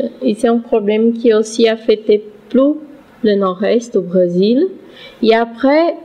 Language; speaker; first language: French; non-native, learner; Portuguese